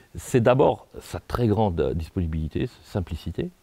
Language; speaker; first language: French; native; French